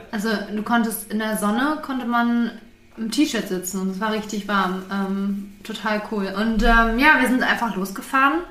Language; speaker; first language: German; native; German